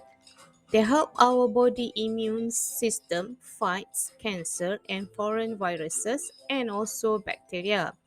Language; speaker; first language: English; non-native, fluent; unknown